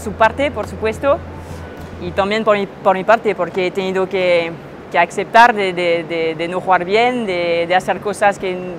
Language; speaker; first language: Spanish; non-native, fluent; French